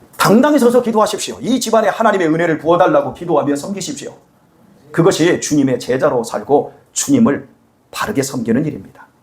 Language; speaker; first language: Korean; native; Korean